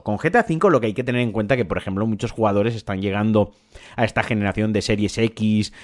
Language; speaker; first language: Spanish; native; Spanish